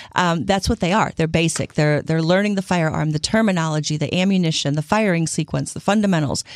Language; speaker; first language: English; native; English